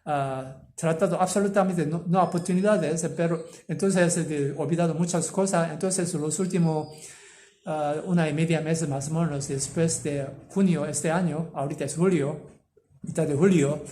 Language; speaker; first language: Spanish; non-native, learner; Korean